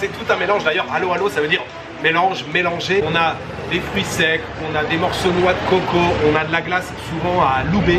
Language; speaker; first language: French; native; French